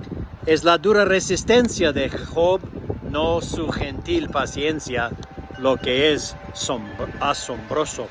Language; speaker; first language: Spanish; non-native, fluent; English